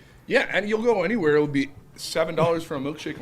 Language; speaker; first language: English; native; English